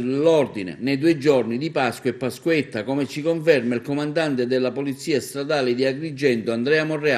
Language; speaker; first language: Italian; native; Italian